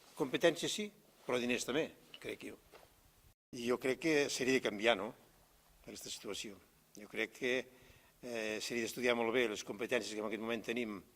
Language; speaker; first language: Catalan; native; Catalan